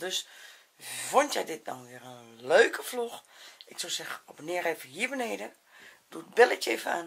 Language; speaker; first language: Dutch; native; Dutch